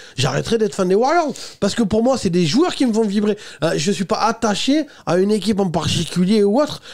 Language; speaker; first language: French; native; French